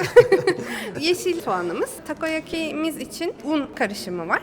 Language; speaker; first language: Turkish; native; Turkish